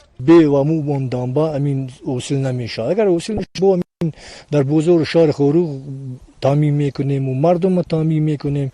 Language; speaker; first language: Tajik; native; Tajik